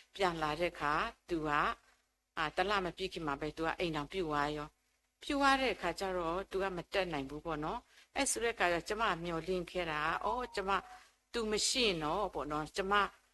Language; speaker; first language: Burmese; native; Burmese